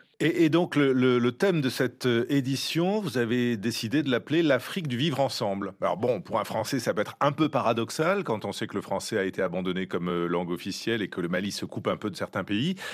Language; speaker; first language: French; native; French